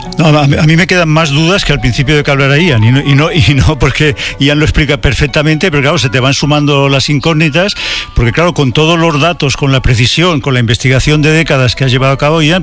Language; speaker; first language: Spanish; native; Spanish